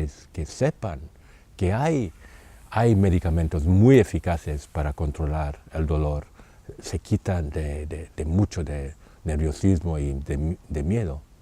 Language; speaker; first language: Spanish; non-native, fluent; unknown